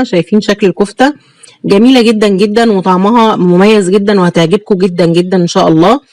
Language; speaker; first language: Arabic; native; Arabic